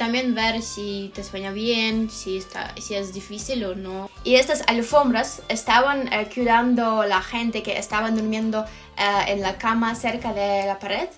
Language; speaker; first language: Spanish; non-native, fluent; Ukrainian